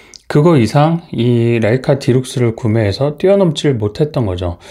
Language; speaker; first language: Korean; native; Korean